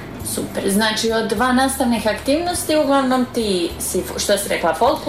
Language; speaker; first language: Croatian; native; Croatian